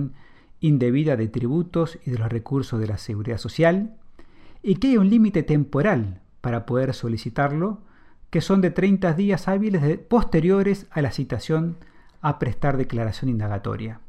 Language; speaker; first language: Spanish; native; Spanish